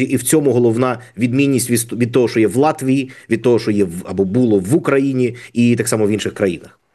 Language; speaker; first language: Ukrainian; native; Ukrainian